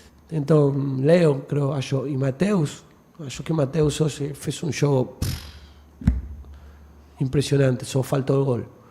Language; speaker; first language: Portuguese; non-native, fluent; Spanish